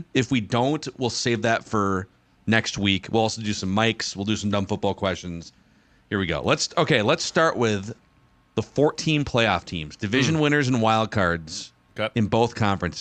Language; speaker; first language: English; native; English